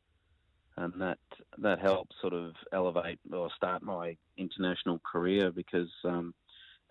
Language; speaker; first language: English; native; English